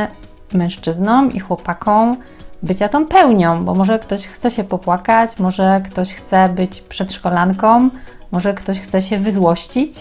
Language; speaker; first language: Polish; native; Polish